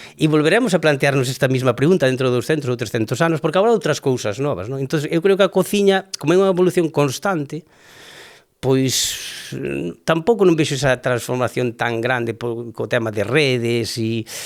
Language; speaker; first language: Galician; native; Galician